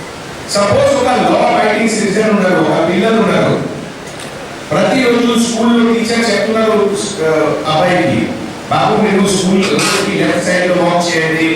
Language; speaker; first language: Telugu; non-native, fluent; Hindi